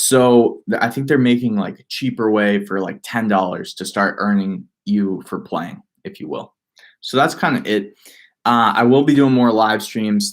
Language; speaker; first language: English; native; English